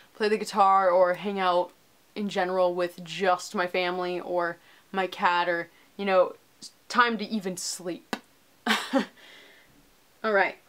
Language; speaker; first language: English; native; English